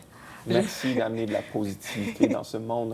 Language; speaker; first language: French; native; French